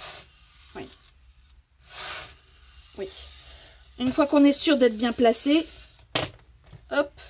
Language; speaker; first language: French; native; French